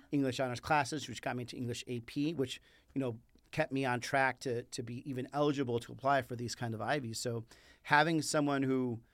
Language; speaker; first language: English; early bilingual, other home language; Spanish